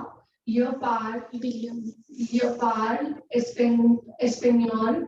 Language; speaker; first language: French; non-native, fluent; Hindi